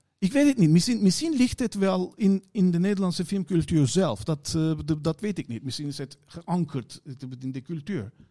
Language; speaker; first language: Dutch; non-native, fluent; Turkish